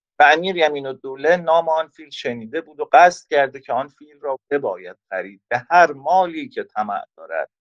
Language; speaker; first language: Persian; native; Persian